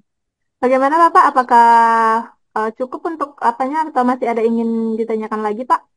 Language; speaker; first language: Indonesian; native; Indonesian